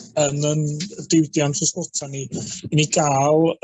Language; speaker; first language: Welsh; native; Welsh